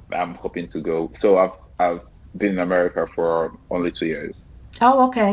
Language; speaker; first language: English; non-native, local second language; Igbo